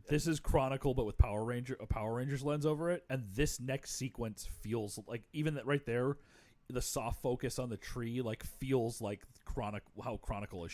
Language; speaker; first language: English; native; English